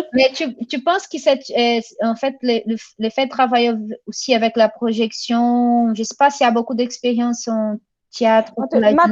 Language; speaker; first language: French; non-native, fluent; Portuguese